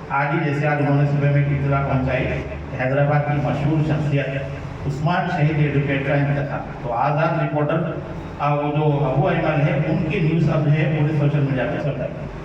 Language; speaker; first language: Urdu; native; Urdu